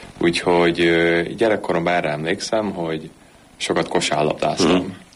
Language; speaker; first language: Hungarian; early bilingual, heritage; Hungarian